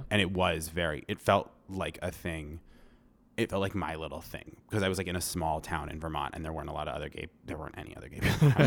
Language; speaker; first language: English; native; English